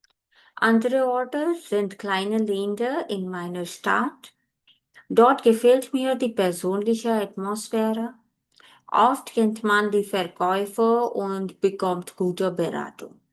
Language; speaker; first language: German; non-native, fluent; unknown